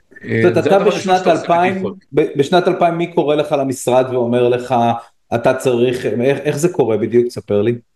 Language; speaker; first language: Hebrew; native; Hebrew